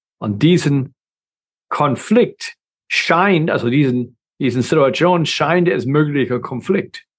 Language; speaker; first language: German; non-native, fluent; English